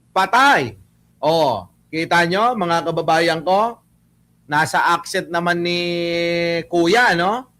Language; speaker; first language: Filipino; native; Filipino